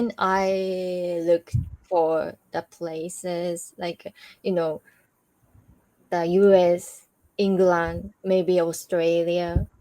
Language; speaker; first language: English; non-native, learner; Japanese